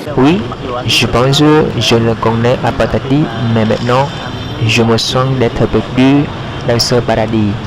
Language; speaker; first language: French; non-native, local second language; Vietnamese